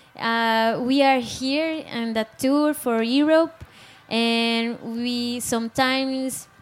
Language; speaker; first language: English; non-native, learner; Spanish